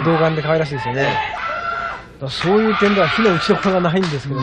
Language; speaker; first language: Japanese; native; Japanese